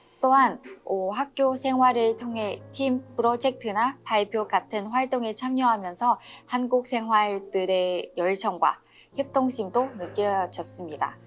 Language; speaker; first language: Korean; non-native, learner; Vietnamese